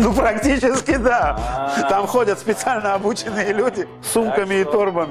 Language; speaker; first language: Russian; native; Russian